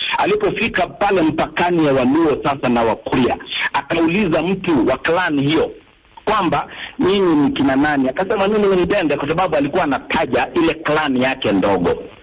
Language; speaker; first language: Swahili; non-native, local second language; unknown